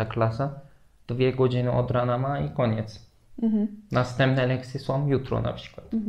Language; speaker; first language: Polish; non-native, fluent; Turkish